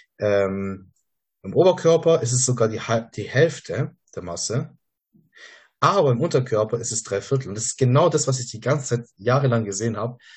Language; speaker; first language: German; native; German